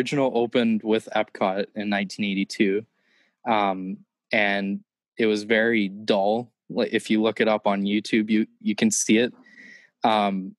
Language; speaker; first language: English; native; English